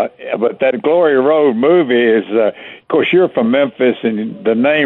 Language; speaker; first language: English; native; English